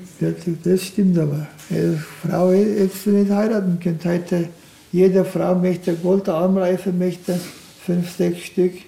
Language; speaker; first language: German; non-native, learner; Turkish